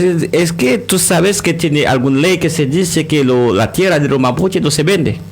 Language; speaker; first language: Spanish; non-native, learner; Haitian Creole